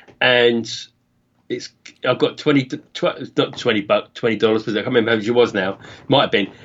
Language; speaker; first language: English; native; English